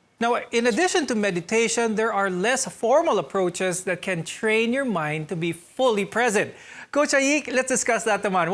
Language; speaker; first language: English; non-native, local second language; Filipino